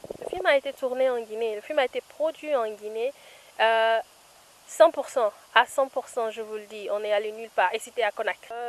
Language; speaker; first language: French; non-native, local second language; Fula